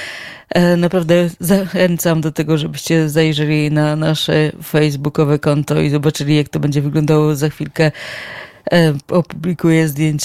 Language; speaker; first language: Polish; native; Polish